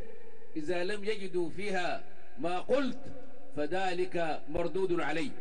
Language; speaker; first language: Arabic; native; Arabic